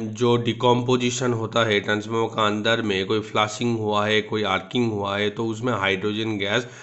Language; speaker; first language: Hindi; non-native, local second language; Bangla